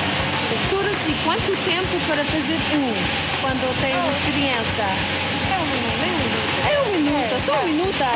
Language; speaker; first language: Portuguese; non-native, learner; French